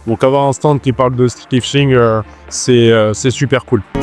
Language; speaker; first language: French; native; French